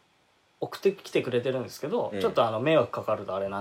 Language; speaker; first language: Japanese; native; Japanese